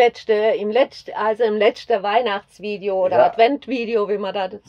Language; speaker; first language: German; native; German